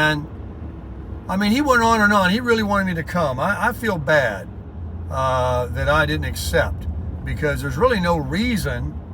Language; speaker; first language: English; native; English